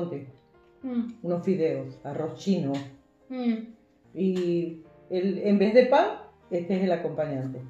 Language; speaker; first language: Spanish; native; Spanish